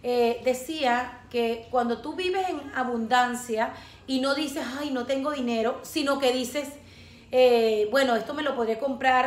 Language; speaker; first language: Spanish; native; Spanish